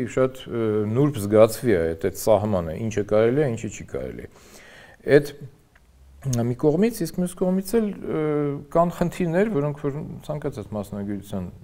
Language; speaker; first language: Armenian; native; Armenian